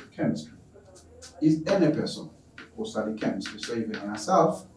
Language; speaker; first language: English; non-native, local second language; Swahili